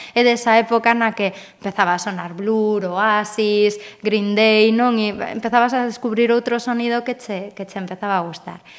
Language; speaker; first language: Galician; native; Galician